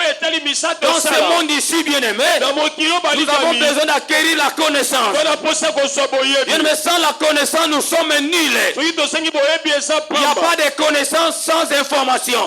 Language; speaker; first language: French; non-native, local second language; Lingala